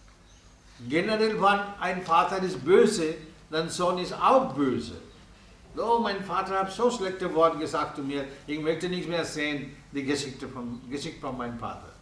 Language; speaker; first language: German; non-native, learner; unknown